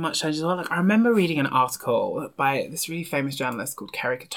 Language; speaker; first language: English; native; English